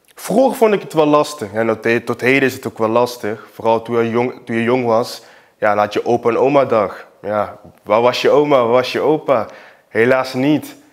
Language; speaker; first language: Dutch; early bilingual, other home language; Portuguese